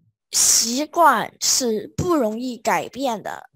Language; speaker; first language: Chinese; non-native, fluent; Vietnamese